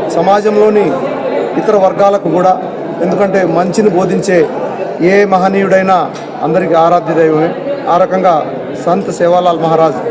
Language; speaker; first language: Telugu; non-native, local second language; Lambadi